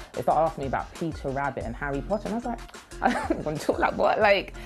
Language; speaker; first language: English; native; English